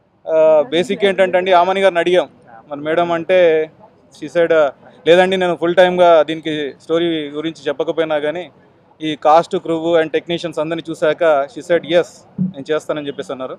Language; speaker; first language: Telugu; native; Telugu